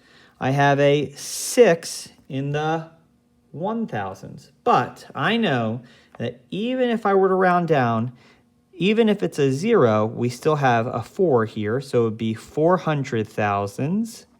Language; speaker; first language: English; native; English